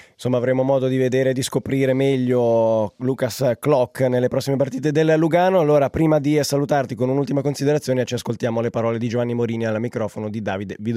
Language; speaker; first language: Italian; native; Italian